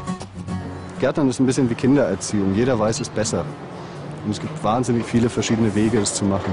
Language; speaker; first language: German; native; German